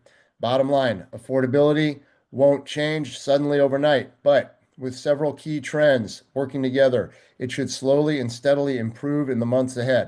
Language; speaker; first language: English; native; English